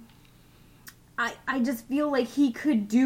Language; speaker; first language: English; early bilingual, other home language; Spanish